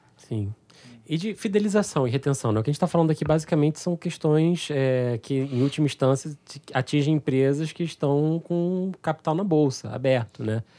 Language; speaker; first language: Portuguese; native; Portuguese